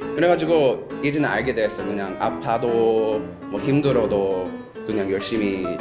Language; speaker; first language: Korean; non-native, fluent; English